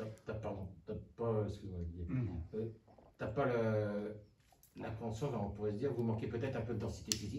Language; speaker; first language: French; native; French